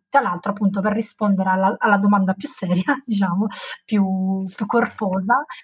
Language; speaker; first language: Italian; native; Italian